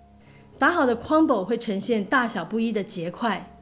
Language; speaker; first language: Chinese; native; Chinese